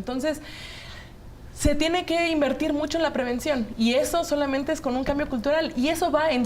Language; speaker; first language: Spanish; native; Spanish